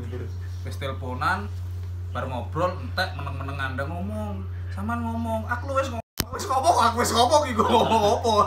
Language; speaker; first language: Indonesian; non-native, local second language; Javanese